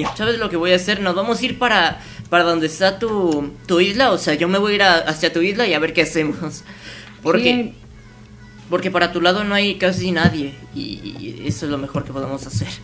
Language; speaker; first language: Spanish; native; Spanish